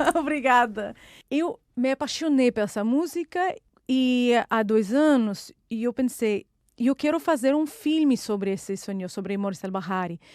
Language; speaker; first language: Portuguese; non-native, fluent; Russian